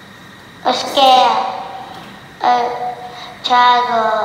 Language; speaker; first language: English; non-native, learner; Vietnamese